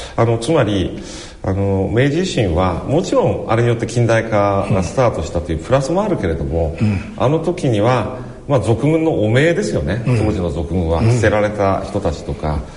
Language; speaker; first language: Japanese; native; Japanese